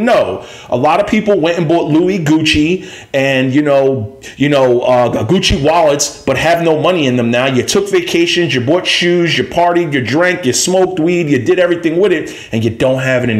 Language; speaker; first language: English; native; English